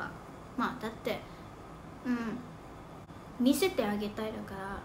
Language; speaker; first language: Japanese; non-native, fluent; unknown